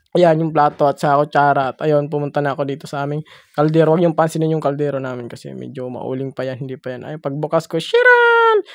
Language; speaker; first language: Filipino; non-native, local second language; Masbatenyo